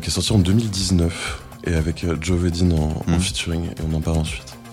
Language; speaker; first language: French; native; French